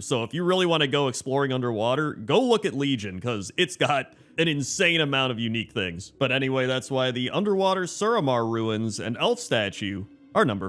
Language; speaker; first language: English; native; English